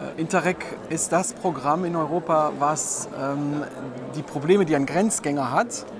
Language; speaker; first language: German; native; German